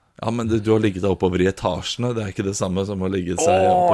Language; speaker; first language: Norwegian; native; Norwegian